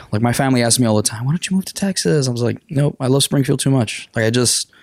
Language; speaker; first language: English; non-native, fluent; Spanish